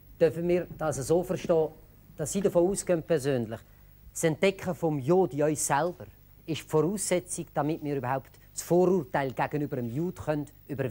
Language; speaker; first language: German; native; German